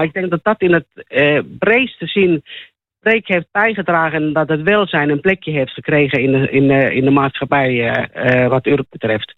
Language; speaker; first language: Dutch; non-native, fluent; Finnish